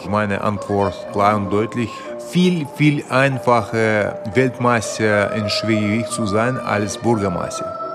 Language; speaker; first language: German; non-native, fluent; Russian